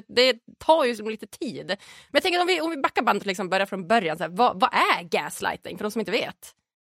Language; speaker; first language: Swedish; native; Swedish